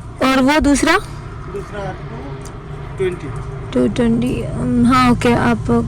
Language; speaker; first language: Hindi; non-native, local second language; Malayalam